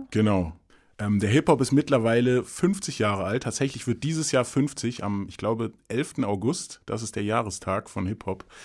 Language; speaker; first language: German; early bilingual, other home language; English